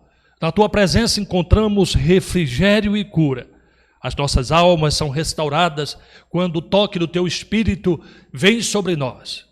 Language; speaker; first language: Portuguese; native; Portuguese